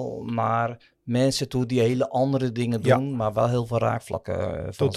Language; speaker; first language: Dutch; native; Dutch